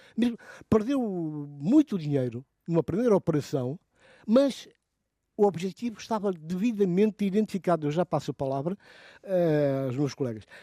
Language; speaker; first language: Portuguese; non-native, local second language; Upper Guinea Crioulo